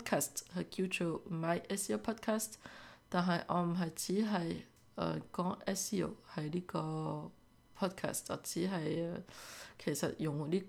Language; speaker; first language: Cantonese; early bilingual, heritage; Cantonese